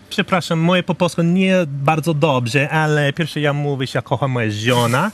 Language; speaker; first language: Polish; non-native, learner; English